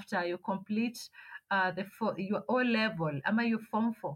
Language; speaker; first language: English; non-native, local second language; Masai